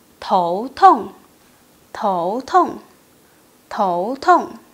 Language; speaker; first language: Chinese; non-native, fluent; Indonesian